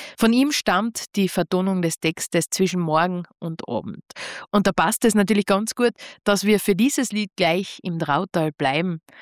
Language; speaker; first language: German; native; German